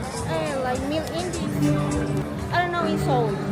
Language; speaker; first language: English; non-native, fluent; Spanish